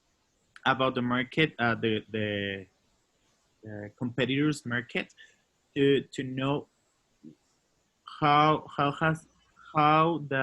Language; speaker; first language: English; non-native, learner; Spanish